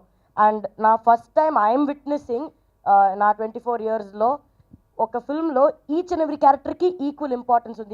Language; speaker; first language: Telugu; non-native, learner; Tamil